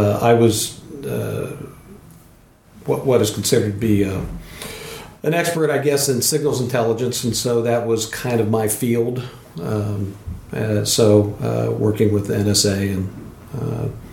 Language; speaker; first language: English; native; English